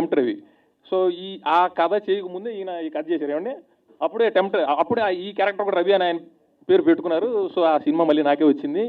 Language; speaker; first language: Telugu; native; Telugu